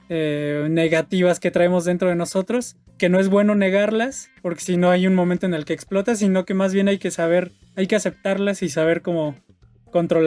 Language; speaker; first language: Spanish; native; Spanish